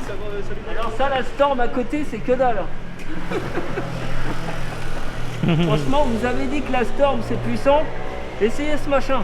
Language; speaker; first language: French; native; French